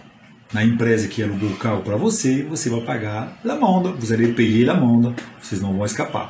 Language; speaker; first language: Portuguese; non-native, fluent; French